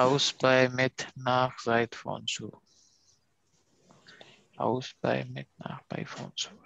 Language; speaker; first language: German; non-native, learner; Urdu